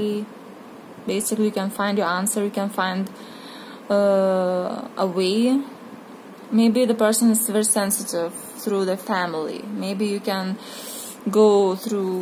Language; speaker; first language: English; non-native, fluent; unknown